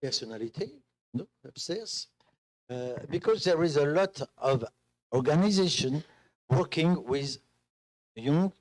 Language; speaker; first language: English; non-native, fluent; French